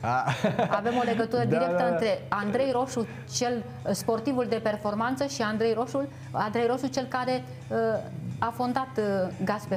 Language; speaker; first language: Romanian; native; Romanian